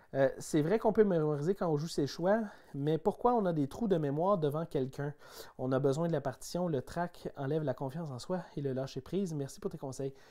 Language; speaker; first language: French; native; French